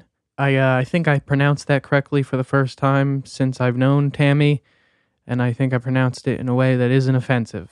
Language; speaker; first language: English; native; English